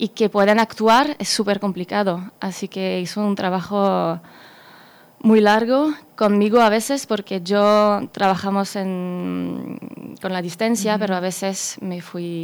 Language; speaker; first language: Spanish; non-native, fluent; French